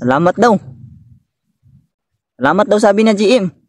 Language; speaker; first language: Filipino; non-native, local second language; Cebuano